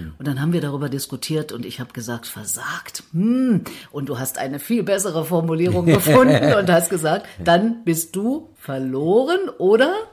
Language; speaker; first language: German; native; German